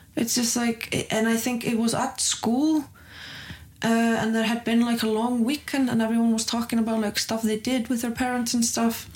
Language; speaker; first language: English; non-native, fluent; Icelandic